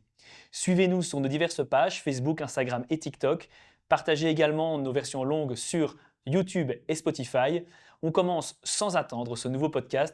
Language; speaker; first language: French; native; French